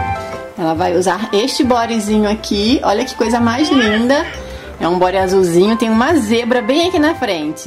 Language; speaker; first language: Portuguese; native; Portuguese